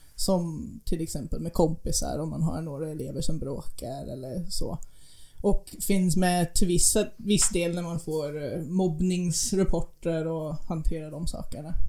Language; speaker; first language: Swedish; non-native, fluent; English